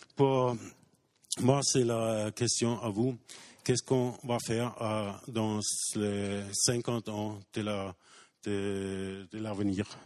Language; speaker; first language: French; non-native, learner; German